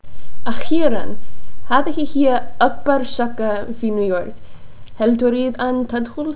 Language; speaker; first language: Arabic; non-native, learner; English